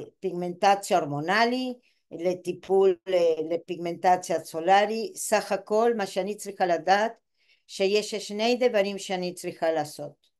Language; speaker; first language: Hebrew; non-native, fluent; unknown